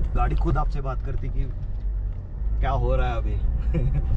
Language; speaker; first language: Hindi; non-native, local second language; Marathi